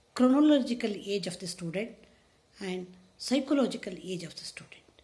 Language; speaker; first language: English; non-native, local second language; Kannada